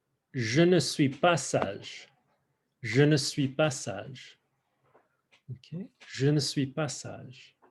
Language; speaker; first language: French; non-native, fluent; English